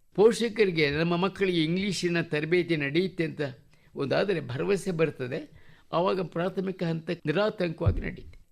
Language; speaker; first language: Kannada; native; Kannada